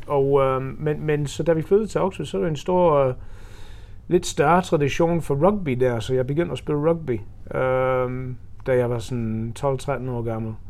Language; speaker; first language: Danish; non-native, fluent; English